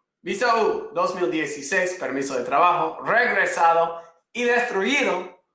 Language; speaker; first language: Spanish; non-native, fluent; English